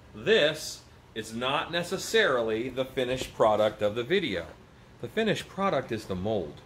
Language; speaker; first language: English; native; English